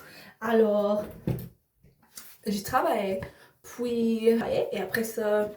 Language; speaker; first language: French; non-native, learner; English